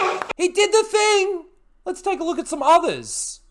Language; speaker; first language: English; native; English